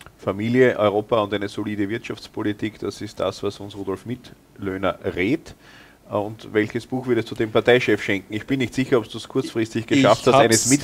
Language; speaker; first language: German; native; German